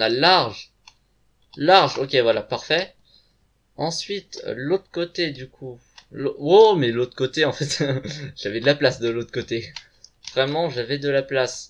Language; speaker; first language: French; native; French